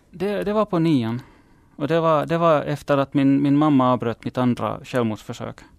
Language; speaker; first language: Swedish; native; Swedish